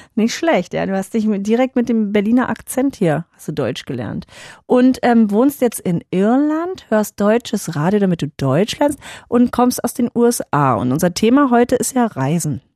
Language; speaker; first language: German; native; German